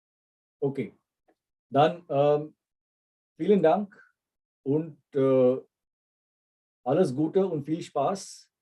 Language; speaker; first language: German; non-native, fluent; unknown